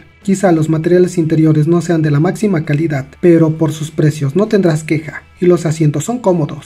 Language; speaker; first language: Spanish; native; Spanish